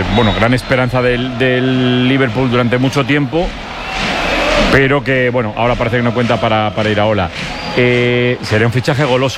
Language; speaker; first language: Spanish; native; Spanish